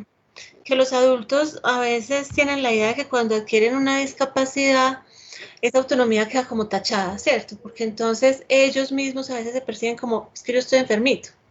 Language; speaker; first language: Spanish; native; Spanish